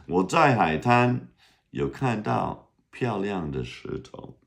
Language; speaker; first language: Chinese; non-native, fluent; English